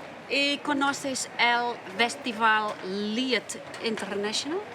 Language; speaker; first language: Spanish; non-native, learner; Western Frisian